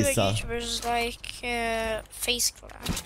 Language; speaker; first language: English; non-native, learner; Swedish